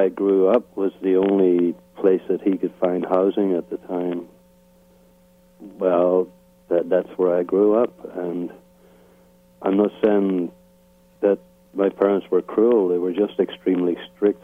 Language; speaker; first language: English; native; English